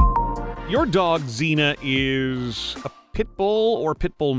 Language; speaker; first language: English; native; English